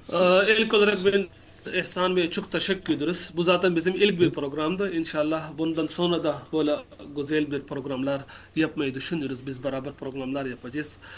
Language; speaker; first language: Turkish; non-native, learner; Urdu